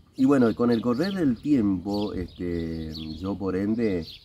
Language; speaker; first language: Spanish; native; Spanish